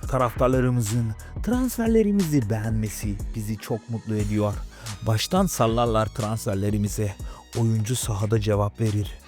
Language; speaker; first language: Turkish; native; Turkish